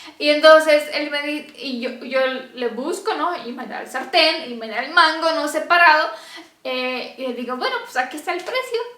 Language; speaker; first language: Spanish; non-native, fluent; Romanian